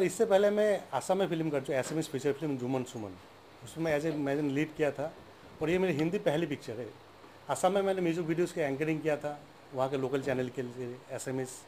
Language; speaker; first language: Hindi; non-native, local second language; Assamese